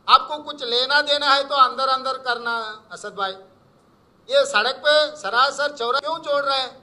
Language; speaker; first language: Hindi; non-native, local second language; Telugu